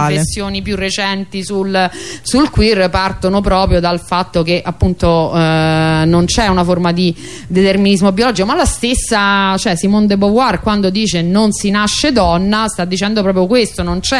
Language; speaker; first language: Italian; native; Italian